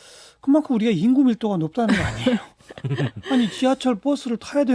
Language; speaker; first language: Korean; native; Korean